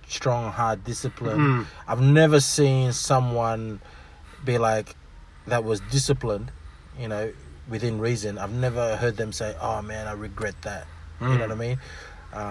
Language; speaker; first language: English; non-native, local second language; Fijian